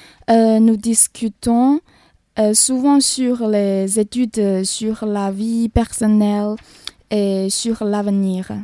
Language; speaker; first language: French; non-native, learner; Chinese